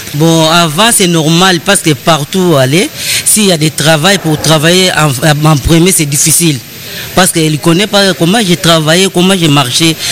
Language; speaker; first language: French; non-native, learner; Lingala